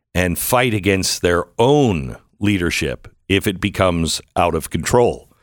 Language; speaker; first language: English; early bilingual, other home language; German